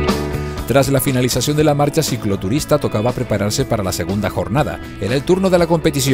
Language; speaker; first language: Spanish; native; Spanish